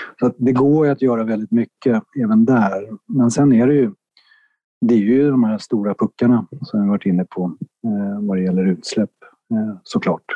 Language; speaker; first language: Swedish; native; Swedish